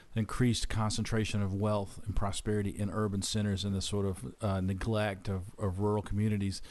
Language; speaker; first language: English; native; English